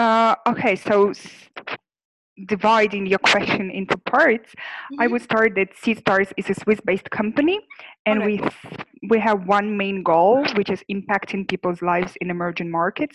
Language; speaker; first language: English; non-native, fluent; Ukrainian